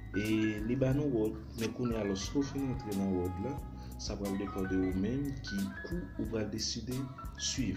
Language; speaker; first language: French; non-native, learner; Haitian Creole